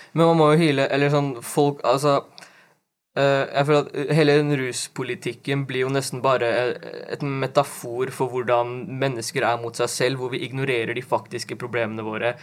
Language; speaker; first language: Norwegian; early bilingual, other home language; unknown